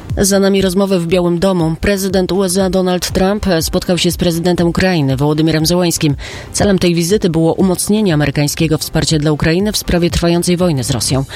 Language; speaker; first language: Polish; native; Polish